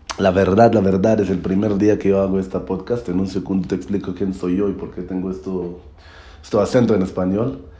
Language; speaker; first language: Spanish; non-native, learner; Hebrew